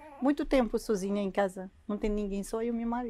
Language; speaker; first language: Portuguese; non-native, learner; Arabic